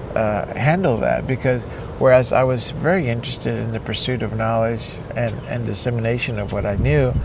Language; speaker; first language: English; early bilingual, other home language; Spanish